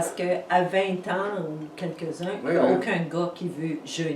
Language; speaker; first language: French; native; French